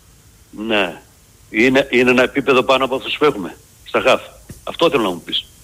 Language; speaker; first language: Greek; native; Greek